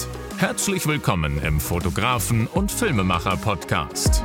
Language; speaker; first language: German; native; German